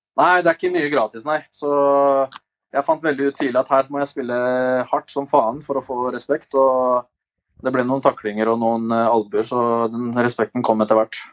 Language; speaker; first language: Norwegian; early bilingual, other home language; Albanian